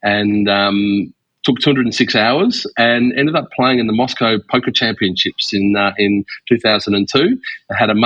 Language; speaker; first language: English; native; English